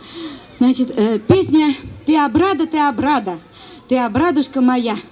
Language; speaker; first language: Russian; native; Russian